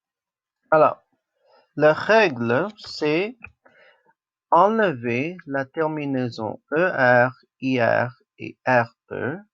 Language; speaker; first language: French; non-native, local second language; English